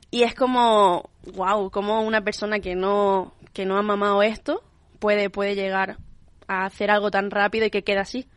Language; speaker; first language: Spanish; native; Spanish